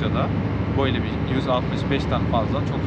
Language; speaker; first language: Turkish; non-native, fluent; Bangla